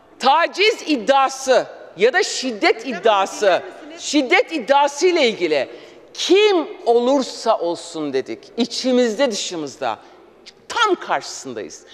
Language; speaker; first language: Turkish; non-native, local second language; Kurdish